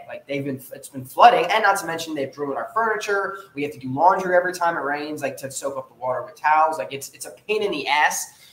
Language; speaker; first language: English; native; English